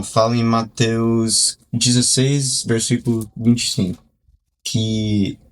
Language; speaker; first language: Portuguese; early bilingual, heritage; Portuguese